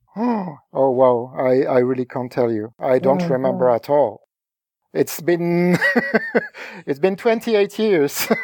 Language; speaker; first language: English; non-native, fluent; French